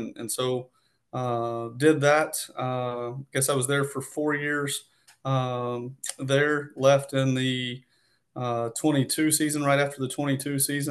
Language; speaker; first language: English; native; English